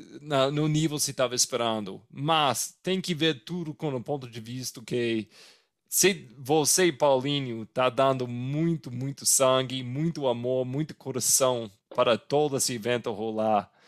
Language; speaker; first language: Portuguese; non-native, fluent; English